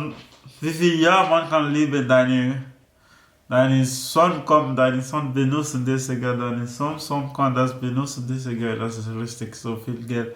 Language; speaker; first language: German; non-native, learner; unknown